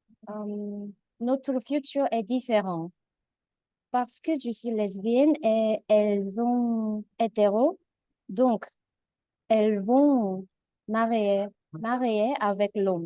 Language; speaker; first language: French; non-native, learner; Korean